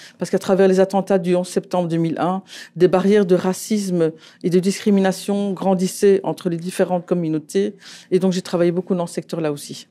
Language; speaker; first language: French; native; French